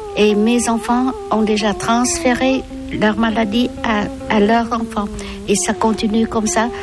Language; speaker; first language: French; non-native, local second language; Vietnamese